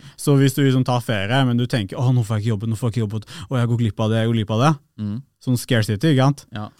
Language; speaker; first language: Norwegian; early bilingual, other home language; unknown